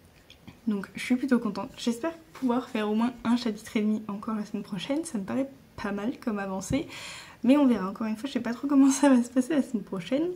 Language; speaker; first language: French; native; French